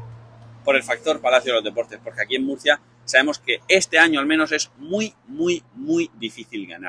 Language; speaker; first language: Spanish; native; Spanish